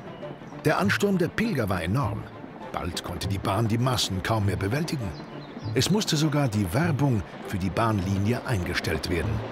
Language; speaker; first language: German; native; German